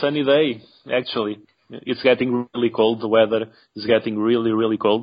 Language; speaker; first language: English; non-native, fluent; Portuguese